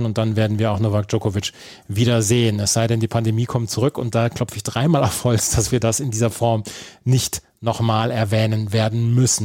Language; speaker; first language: German; native; German